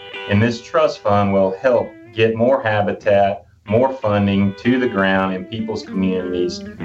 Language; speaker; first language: English; native; English